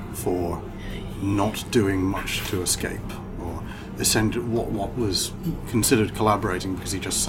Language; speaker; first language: English; native; English